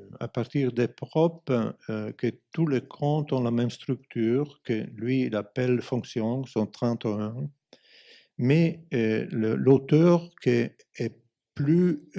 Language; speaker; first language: French; non-native, fluent; Italian